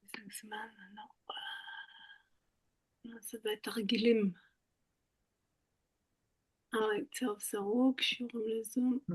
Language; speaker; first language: French; native; French